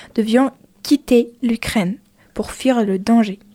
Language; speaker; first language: French; non-native, fluent; Ukrainian